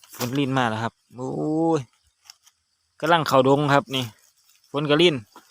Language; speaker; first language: Thai; native; Thai